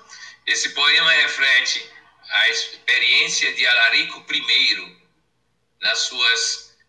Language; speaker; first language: Portuguese; native; Portuguese